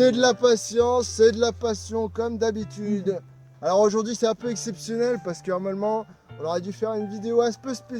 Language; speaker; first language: French; native; French